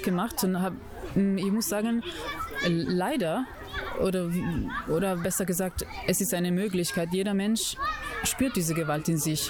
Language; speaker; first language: German; non-native, fluent; Italian